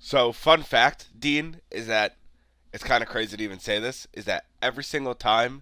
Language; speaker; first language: English; native; English